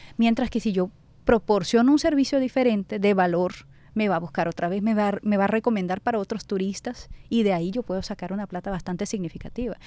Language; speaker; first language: Spanish; non-native, fluent; Portuguese